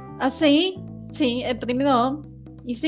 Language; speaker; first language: Spanish; non-native, learner; Chinese